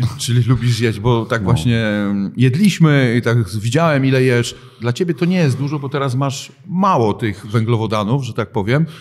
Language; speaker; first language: Polish; native; Polish